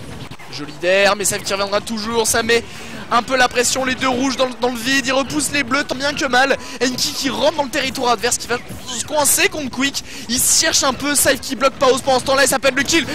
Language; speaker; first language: French; native; French